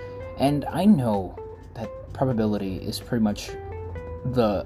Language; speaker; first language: English; non-native, fluent; Spanish